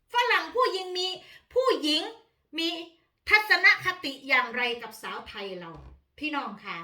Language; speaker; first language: Thai; non-native, local second language; Northeastern Thai